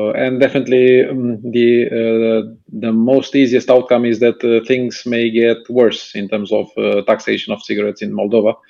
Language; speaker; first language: English; non-native, fluent; Romanian